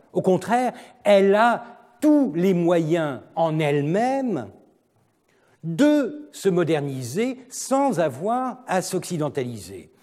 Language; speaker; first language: French; non-native, fluent; Turkish